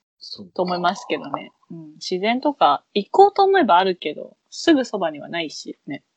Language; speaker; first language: Japanese; native; Japanese